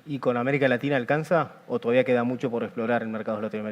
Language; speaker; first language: Spanish; native; Spanish